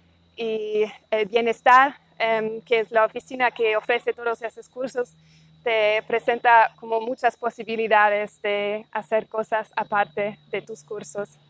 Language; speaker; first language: Spanish; non-native, fluent; German